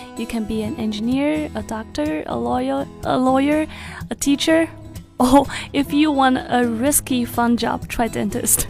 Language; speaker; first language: English; non-native, fluent; Chinese